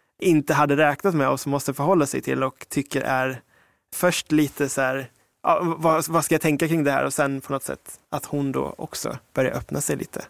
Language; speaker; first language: Swedish; early bilingual, other home language; English